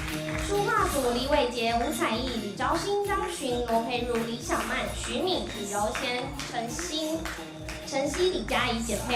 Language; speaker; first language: Chinese; native; Chinese